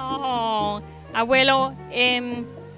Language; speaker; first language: Spanish; early bilingual, heritage; Spanish